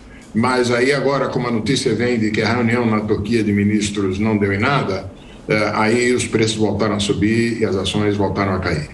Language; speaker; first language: Portuguese; native; Portuguese